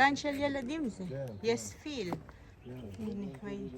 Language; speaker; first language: Hebrew; non-native, learner; Filipino